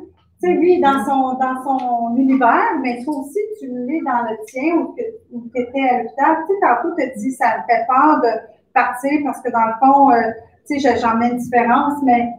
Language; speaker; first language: French; native; French